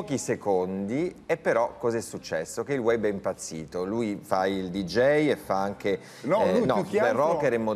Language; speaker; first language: Italian; native; Italian